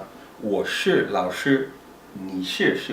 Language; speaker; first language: Chinese; non-native, learner; English